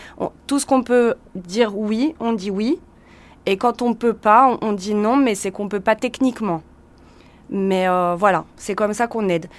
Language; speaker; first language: French; native; French